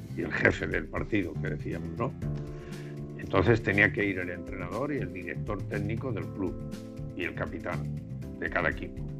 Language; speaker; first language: Spanish; native; Spanish